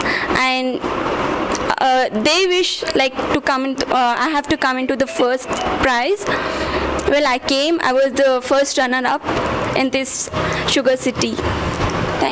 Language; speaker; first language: English; non-native, local second language; Kannada